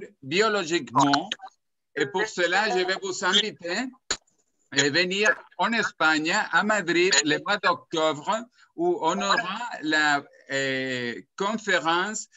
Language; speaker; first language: French; non-native, fluent; Spanish